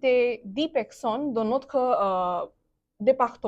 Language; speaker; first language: French; non-native, learner; Bangla